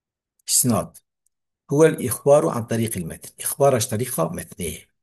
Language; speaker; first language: Arabic; non-native, learner; Kurdish